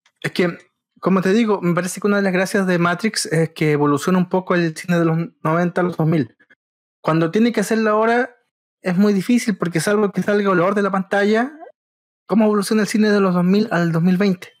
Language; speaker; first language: Spanish; native; Spanish